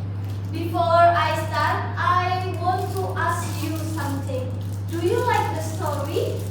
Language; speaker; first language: English; non-native, learner; Indonesian